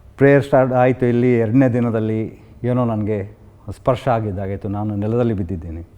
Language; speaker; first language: Kannada; non-native, local second language; Konkani